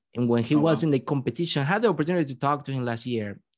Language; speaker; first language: English; non-native, fluent; Spanish